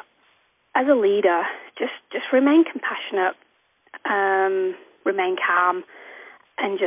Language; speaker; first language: English; native; English